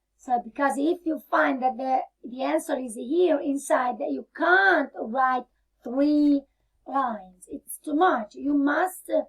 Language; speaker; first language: English; non-native, fluent; Italian